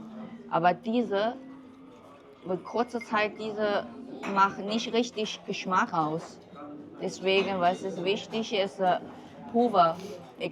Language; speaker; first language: German; non-native, learner; Chinese